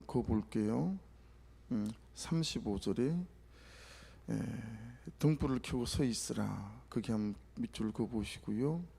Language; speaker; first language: Korean; native; Korean